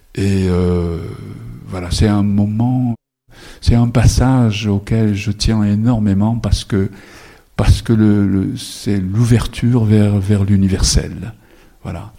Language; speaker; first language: French; non-native, fluent; Japanese